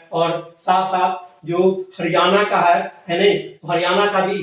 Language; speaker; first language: Hindi; native; Hindi